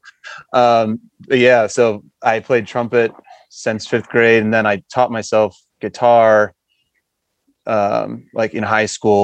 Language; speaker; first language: English; native; English